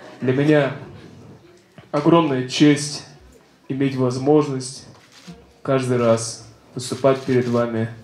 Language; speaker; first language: Russian; non-native, local second language; Kazakh